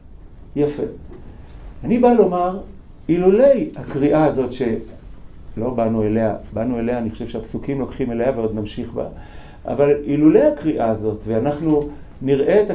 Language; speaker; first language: Hebrew; native; Hebrew